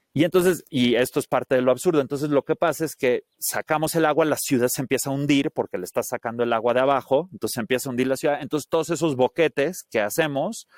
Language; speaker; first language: Spanish; early bilingual, heritage; Spanish